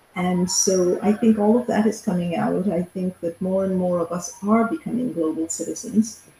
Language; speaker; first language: English; native; English